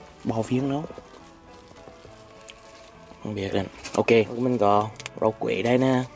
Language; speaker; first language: Vietnamese; early bilingual, heritage; Vietnamese